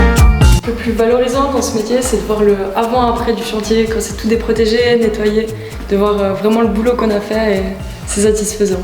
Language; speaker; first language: French; native; French